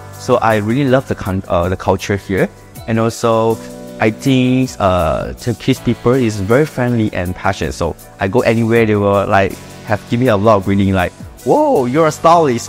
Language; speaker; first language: English; non-native, local second language; Chinese